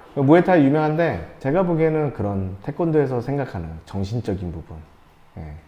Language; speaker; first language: Korean; native; Korean